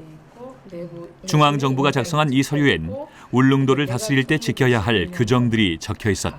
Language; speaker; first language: Korean; native; Korean